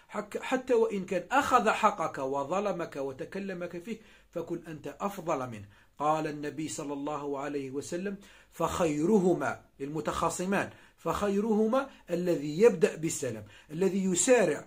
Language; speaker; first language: Arabic; native; Arabic